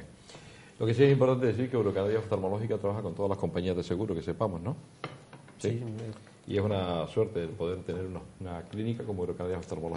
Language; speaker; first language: Spanish; native; Spanish